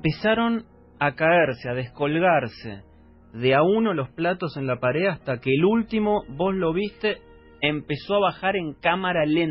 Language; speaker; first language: Spanish; native; Spanish